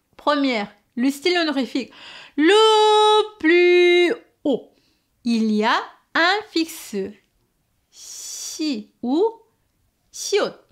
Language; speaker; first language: French; non-native, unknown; Korean